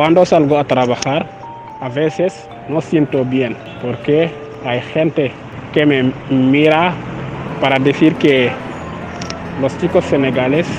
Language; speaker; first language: Spanish; non-native, learner; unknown